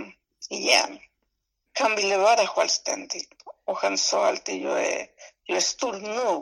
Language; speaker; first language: Swedish; non-native, fluent; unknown